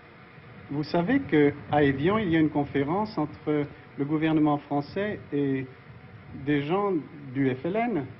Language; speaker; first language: French; native; French